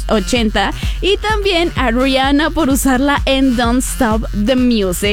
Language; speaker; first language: Spanish; native; Spanish